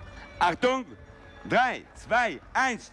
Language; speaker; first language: German; non-native, local second language; Italian